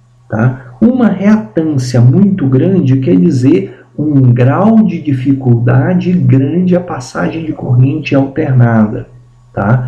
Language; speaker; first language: Portuguese; native; Portuguese